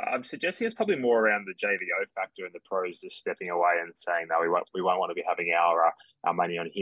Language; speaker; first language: English; native; English